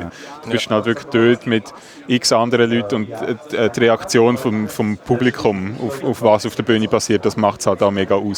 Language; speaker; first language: German; native; German